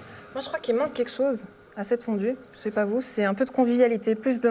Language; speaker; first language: French; native; French